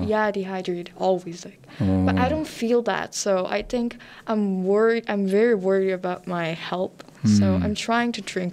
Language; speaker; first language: English; non-native, learner; Korean